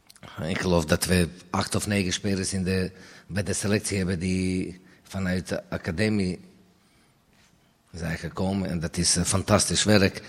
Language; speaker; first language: Dutch; non-native, fluent; Serbian